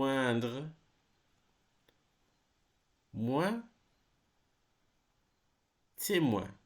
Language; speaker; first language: French; non-native, fluent; English